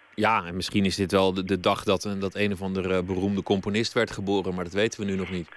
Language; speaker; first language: Dutch; native; Dutch